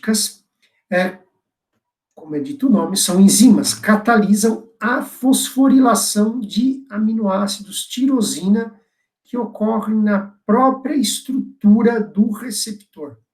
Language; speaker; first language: Portuguese; native; Portuguese